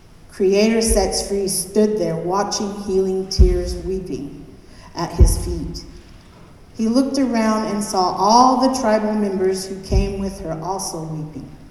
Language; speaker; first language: English; native; English